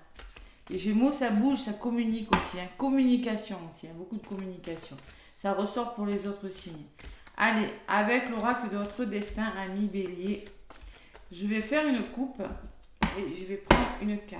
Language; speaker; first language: French; native; French